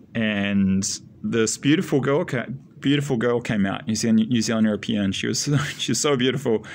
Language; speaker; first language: English; native; English